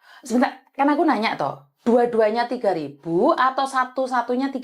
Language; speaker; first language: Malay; non-native, local second language; Javanese